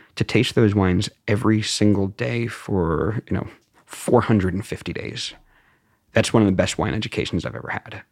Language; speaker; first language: English; native; English